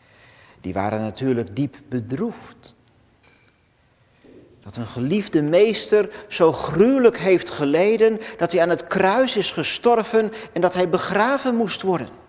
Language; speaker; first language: Dutch; native; Dutch